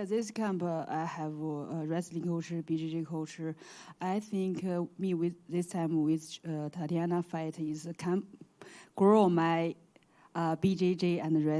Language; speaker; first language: English; non-native, learner; Chinese